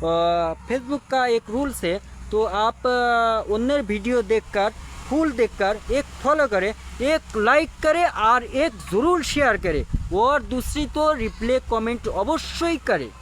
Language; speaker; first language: Hindi; non-native, learner; Bangla